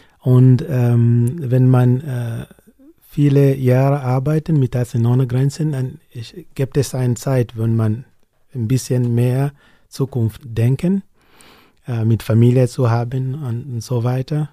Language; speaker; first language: German; non-native, learner; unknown